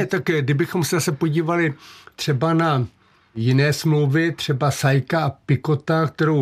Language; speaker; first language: Czech; native; Czech